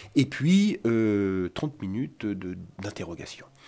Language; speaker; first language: French; native; French